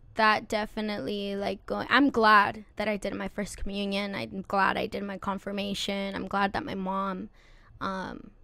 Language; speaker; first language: English; native; English